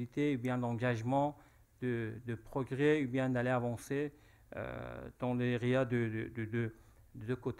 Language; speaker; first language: French; non-native, fluent; Persian